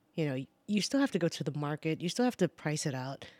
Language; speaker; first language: English; native; English